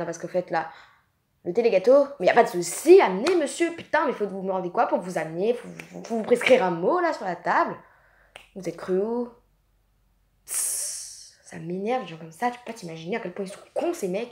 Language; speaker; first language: French; native; French